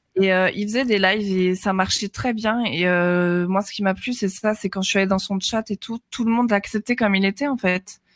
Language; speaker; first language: French; native; French